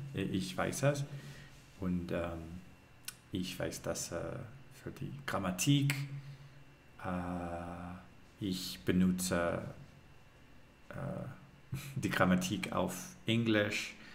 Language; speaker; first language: German; non-native, learner; English